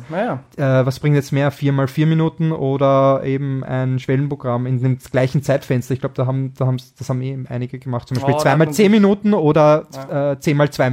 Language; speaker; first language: German; native; German